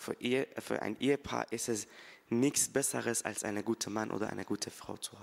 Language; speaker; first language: German; early bilingual, other home language; Persian